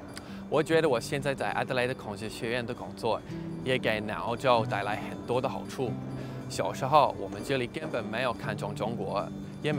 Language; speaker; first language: Chinese; non-native, fluent; English